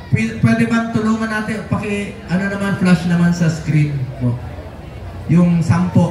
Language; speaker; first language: Filipino; non-native, local second language; Cebuano